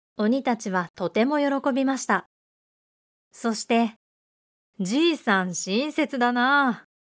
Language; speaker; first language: Japanese; native; Japanese